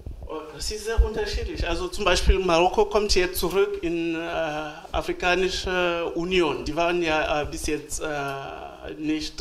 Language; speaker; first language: German; non-native, fluent; French